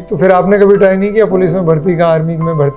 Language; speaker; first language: Hindi; native; Hindi